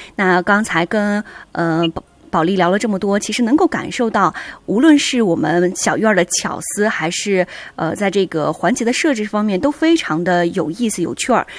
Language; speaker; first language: Chinese; native; Chinese